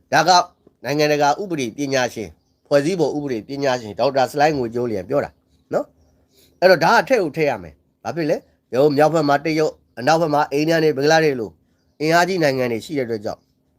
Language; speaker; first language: Burmese; native; Burmese